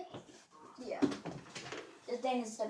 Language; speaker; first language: English; native; English